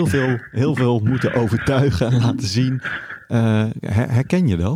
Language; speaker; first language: Dutch; native; Dutch